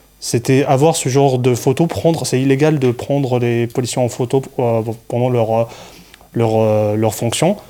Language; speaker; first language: French; non-native, local second language; Arabic